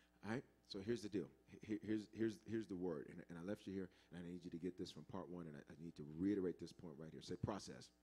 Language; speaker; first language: English; native; English